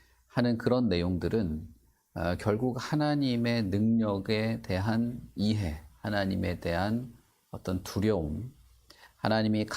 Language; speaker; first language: Korean; native; Korean